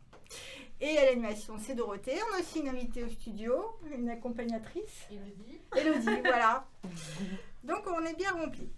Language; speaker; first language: French; native; French